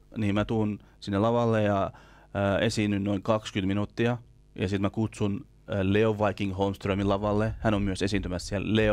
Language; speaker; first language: Finnish; early bilingual, other home language; Kurdish